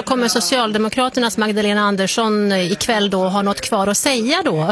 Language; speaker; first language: Swedish; native; Swedish